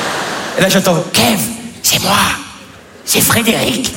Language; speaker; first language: French; native; French